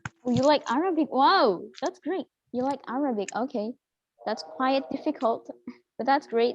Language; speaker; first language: English; non-native, fluent; Indonesian